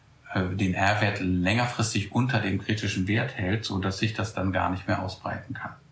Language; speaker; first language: German; native; German